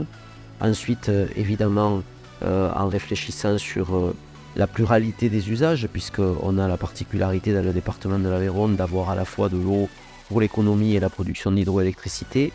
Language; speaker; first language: French; native; French